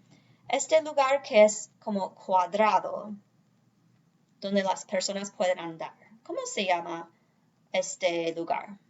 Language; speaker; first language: Spanish; non-native, fluent; English